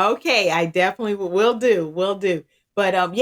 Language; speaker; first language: English; native; English